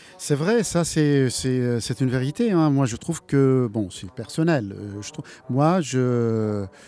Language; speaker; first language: French; non-native, fluent; Turkish